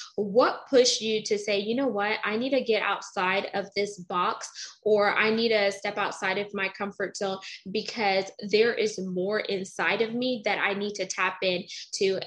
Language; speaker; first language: English; native; English